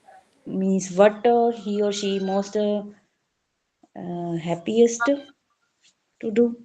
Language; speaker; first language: English; non-native, local second language; Hindi